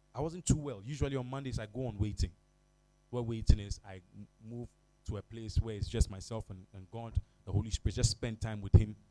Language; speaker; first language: English; non-native, local second language; Ga